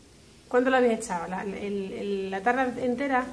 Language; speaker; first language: Spanish; native; Spanish